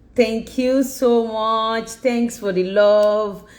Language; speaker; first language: English; non-native, local second language; Yoruba